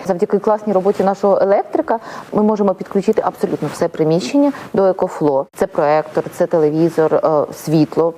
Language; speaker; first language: Ukrainian; native; Ukrainian